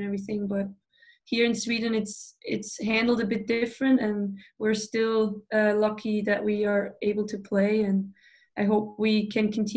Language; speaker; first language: English; non-native, fluent; Swiss German